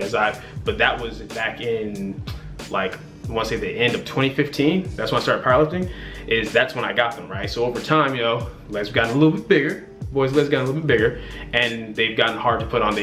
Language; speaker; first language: English; native; English